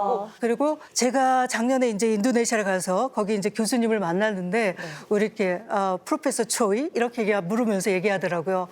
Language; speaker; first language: Korean; native; Korean